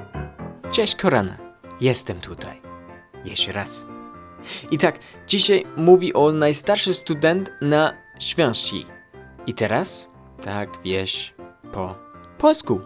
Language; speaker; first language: Polish; non-native, learner; German